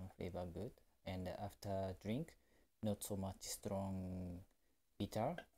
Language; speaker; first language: English; non-native, learner; Japanese